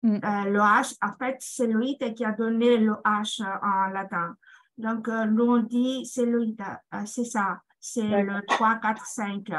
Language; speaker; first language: French; non-native, fluent; Greek